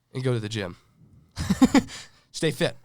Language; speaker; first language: English; native; English